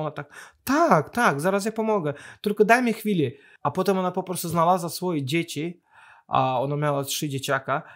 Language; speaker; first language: Polish; non-native, fluent; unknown